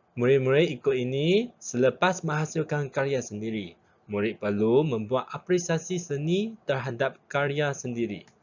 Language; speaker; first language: Malay; non-native, local second language; Chinese